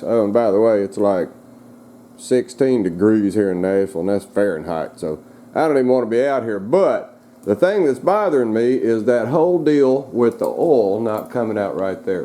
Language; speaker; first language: English; native; English